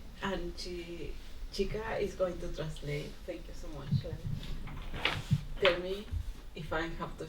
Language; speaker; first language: English; non-native, learner; Spanish